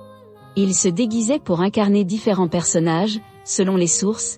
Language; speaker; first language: French; native; French